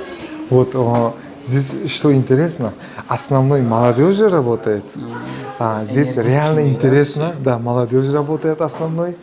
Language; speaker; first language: Russian; non-native, local second language; Uzbek